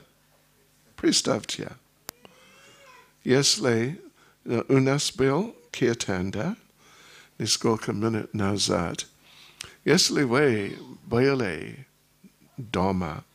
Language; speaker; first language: Russian; non-native, learner; English